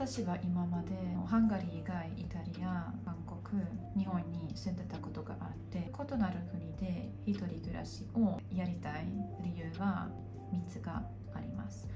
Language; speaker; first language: Japanese; non-native, fluent; Hungarian